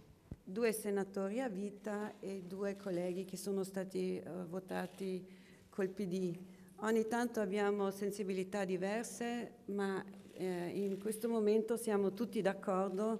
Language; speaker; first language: Italian; non-native, local second language; German